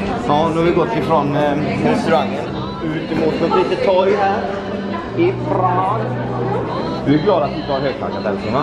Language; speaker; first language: Swedish; native; Swedish